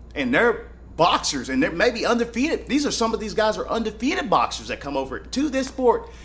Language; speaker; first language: English; native; English